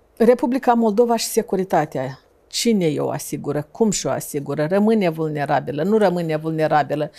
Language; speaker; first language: Romanian; native; Romanian